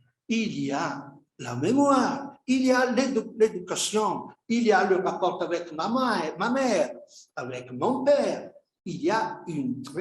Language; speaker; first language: French; non-native, fluent; Italian